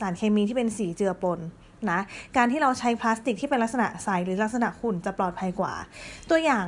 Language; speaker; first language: Thai; native; Thai